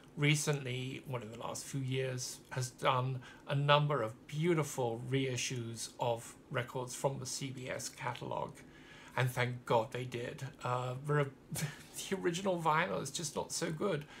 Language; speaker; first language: English; native; English